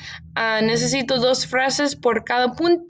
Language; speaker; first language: Spanish; non-native, learner; English